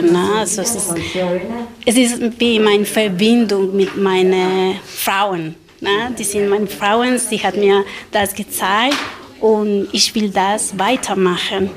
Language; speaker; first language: German; non-native, learner; Spanish